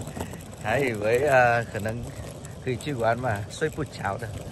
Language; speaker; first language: Chinese; non-native, fluent; Vietnamese